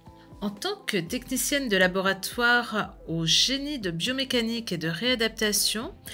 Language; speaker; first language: French; native; French